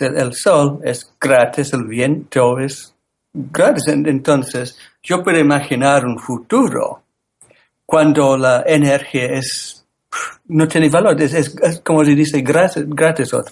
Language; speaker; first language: Spanish; non-native, learner; English